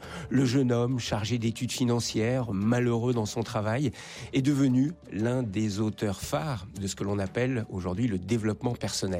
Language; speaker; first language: French; native; French